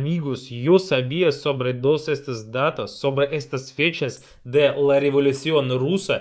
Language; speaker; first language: Spanish; non-native, learner; Russian